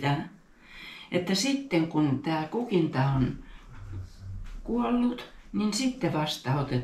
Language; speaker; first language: Finnish; native; Finnish